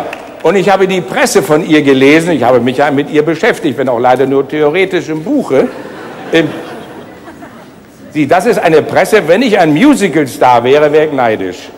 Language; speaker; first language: German; native; German